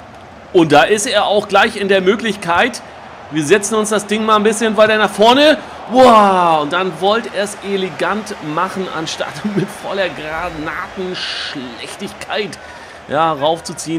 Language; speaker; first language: German; native; German